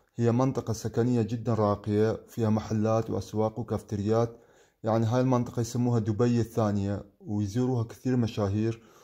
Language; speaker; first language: Arabic; native; Arabic